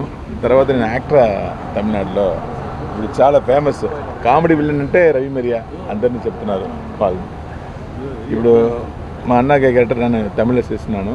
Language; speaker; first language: Telugu; non-native, learner; Tamil